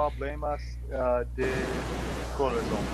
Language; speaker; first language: Spanish; non-native, learner; English